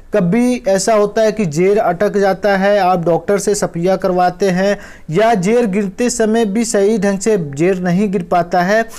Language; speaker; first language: Hindi; native; Hindi